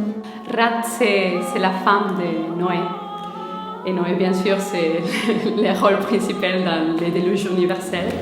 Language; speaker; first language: French; non-native, fluent; Spanish